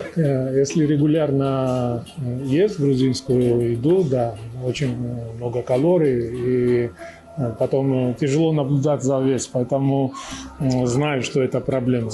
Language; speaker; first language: Russian; non-native, fluent; Georgian